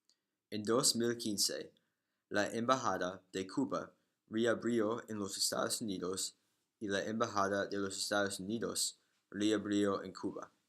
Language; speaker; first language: Spanish; non-native, learner; English